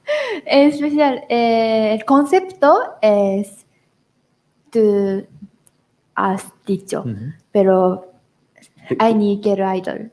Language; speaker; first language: Spanish; non-native, learner; Japanese